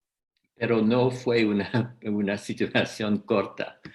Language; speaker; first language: Spanish; non-native, learner; English